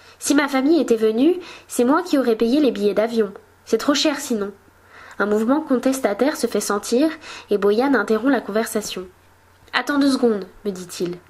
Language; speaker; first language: French; native; French